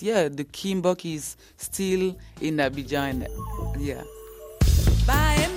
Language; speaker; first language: English; non-native, learner; French